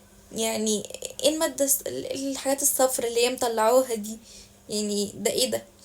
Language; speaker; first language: Arabic; native; Arabic